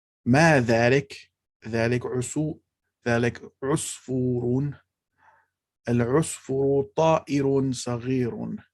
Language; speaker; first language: Arabic; non-native, fluent; English